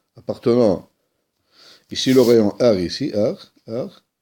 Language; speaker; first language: French; non-native, local second language; Arabic